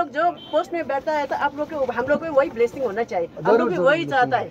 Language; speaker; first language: Hindi; non-native, local second language; Nepali